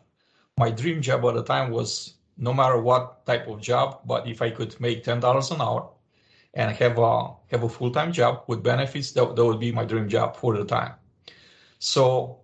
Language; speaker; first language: English; non-native, fluent; Romanian